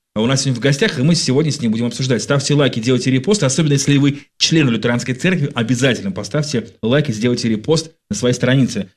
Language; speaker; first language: Russian; native; Russian